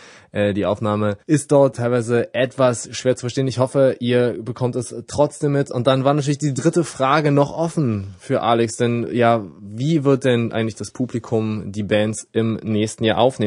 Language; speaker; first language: German; native; German